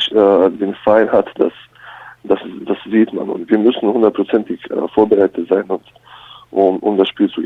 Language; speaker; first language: German; early bilingual, other home language; Bosnian